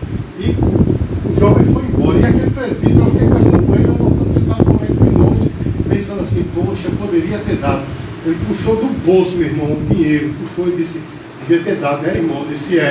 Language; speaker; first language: Portuguese; native; Portuguese